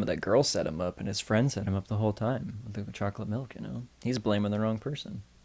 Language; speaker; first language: English; native; English